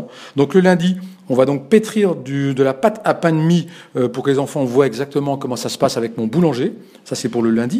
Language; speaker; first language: French; native; French